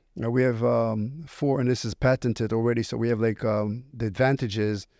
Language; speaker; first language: English; non-native, fluent; Hebrew